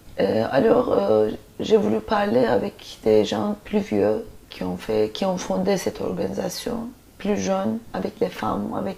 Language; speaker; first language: French; non-native, fluent; Turkish